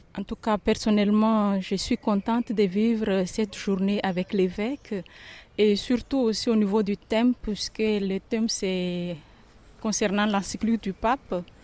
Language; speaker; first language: French; non-native, local second language; Malagasy